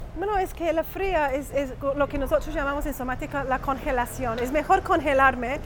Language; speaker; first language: Spanish; non-native, fluent; English